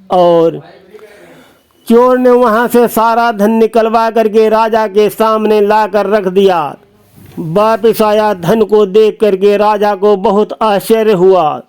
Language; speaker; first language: Hindi; native; Hindi